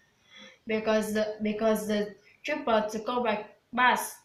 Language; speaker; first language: English; non-native, learner; Vietnamese